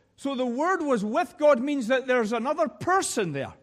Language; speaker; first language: English; native; English